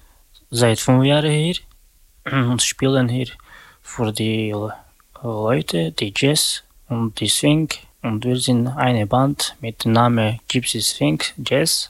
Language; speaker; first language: German; non-native, learner; Romany